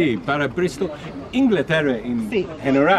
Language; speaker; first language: Spanish; non-native, learner; English